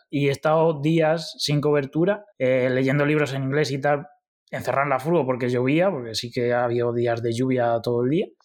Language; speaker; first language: Spanish; native; Spanish